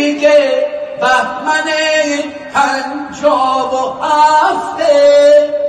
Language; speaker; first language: Persian; native; Persian